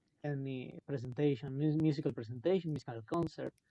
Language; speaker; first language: English; non-native, learner; Spanish